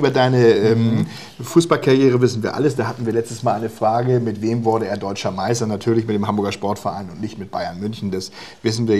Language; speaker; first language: German; native; German